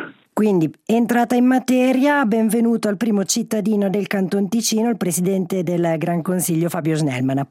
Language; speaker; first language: Italian; native; Italian